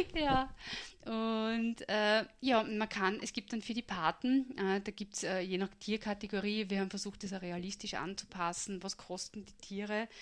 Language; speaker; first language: German; native; German